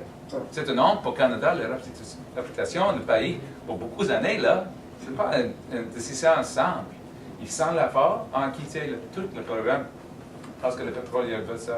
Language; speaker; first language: French; non-native, learner; English